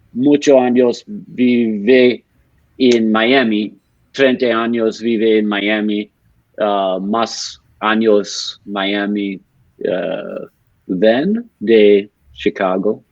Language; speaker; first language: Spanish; non-native, learner; English